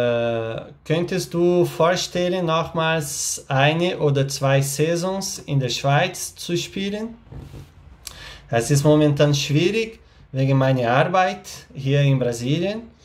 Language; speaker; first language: German; non-native, learner; Portuguese